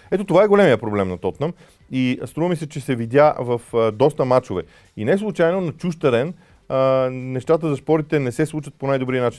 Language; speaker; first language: Bulgarian; native; Bulgarian